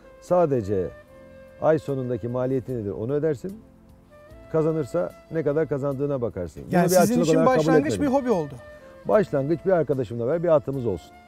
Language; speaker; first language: Turkish; native; Turkish